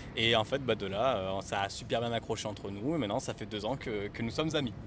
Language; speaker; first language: French; native; French